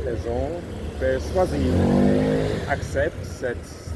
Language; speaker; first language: French; non-native, learner; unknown